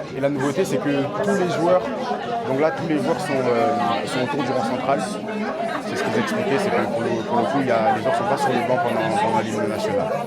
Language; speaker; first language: French; native; French